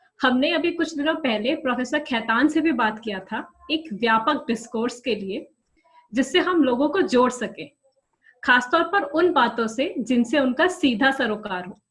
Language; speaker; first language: Hindi; native; Hindi